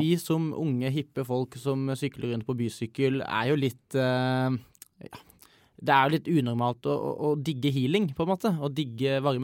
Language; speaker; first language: Norwegian; native; Norwegian